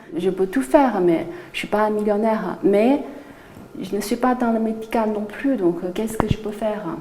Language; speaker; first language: French; non-native, fluent; Chinese